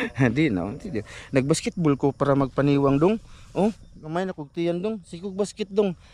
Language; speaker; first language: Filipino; non-native, local second language; Cebuano